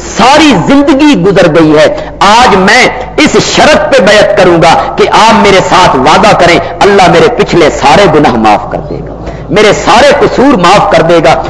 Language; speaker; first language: Urdu; non-native, local second language; Punjabi